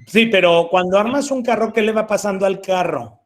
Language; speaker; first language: Spanish; native; Spanish